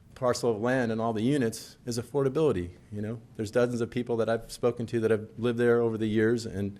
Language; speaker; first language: English; native; English